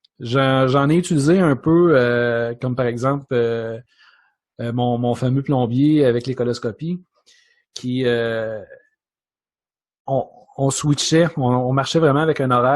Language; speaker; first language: French; native; French